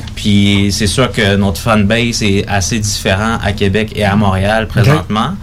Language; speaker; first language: French; native; French